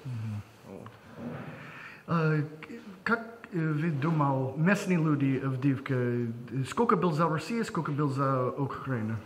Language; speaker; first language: Russian; non-native, learner; English